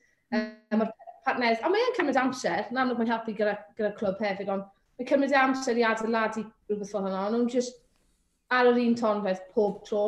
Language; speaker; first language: Welsh; native; Welsh